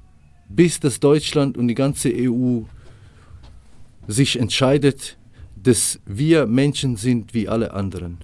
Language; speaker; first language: German; non-native, local second language; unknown